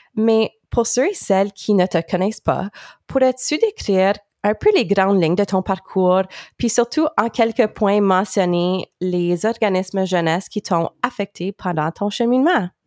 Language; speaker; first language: French; native; French